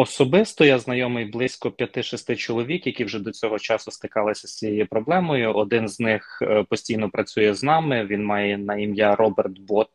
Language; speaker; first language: Ukrainian; native; Ukrainian